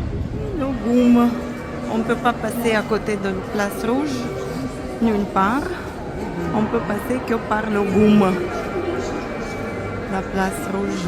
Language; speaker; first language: French; non-native, fluent; Russian